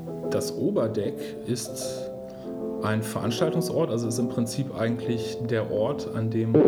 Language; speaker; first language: German; native; German